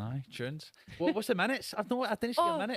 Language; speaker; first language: English; native; English